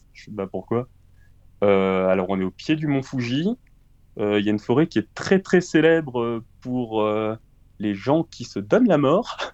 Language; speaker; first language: French; early bilingual, other home language; Portuguese